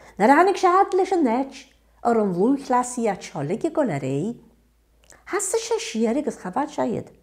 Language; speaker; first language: Irish; native; Irish